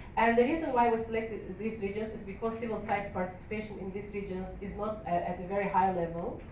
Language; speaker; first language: English; non-native, fluent; Azerbaijani